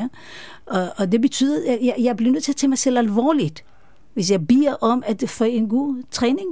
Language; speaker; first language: Danish; non-native, fluent; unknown